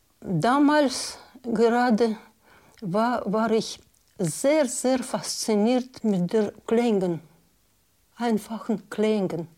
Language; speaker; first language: German; non-native, learner; Russian